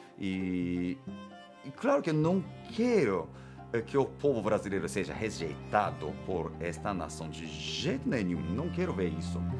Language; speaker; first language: Portuguese; non-native, fluent; Japanese